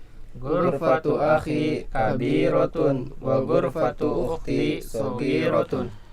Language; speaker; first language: Arabic; non-native, learner; Indonesian